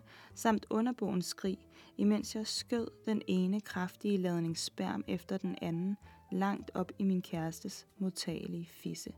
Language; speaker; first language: Danish; native; Danish